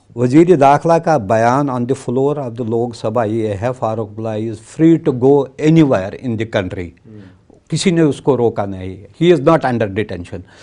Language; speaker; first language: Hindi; non-native, local second language; Kashmiri